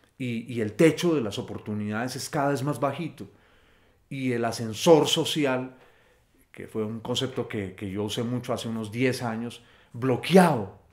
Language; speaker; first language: Spanish; native; Spanish